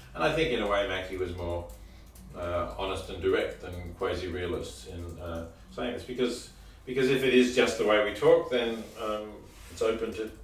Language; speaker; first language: English; native; English